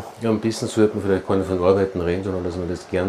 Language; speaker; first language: German; native; German